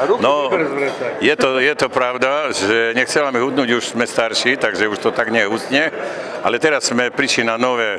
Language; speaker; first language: Slovak; native; Slovak